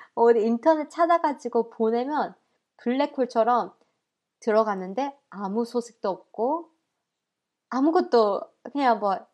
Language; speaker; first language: Korean; early bilingual, heritage; Korean